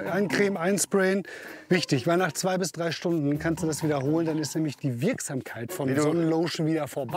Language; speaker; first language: German; native; German